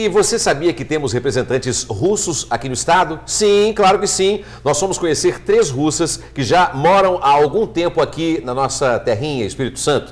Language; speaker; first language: Portuguese; native; Portuguese